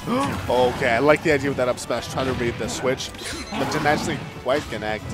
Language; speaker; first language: English; native; English